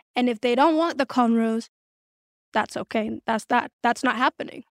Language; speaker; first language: English; early bilingual, other home language; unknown